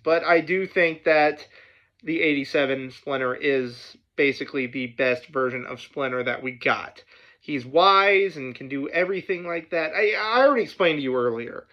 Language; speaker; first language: English; native; English